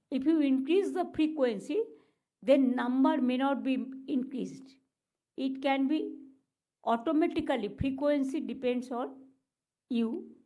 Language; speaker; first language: English; non-native, local second language; Bangla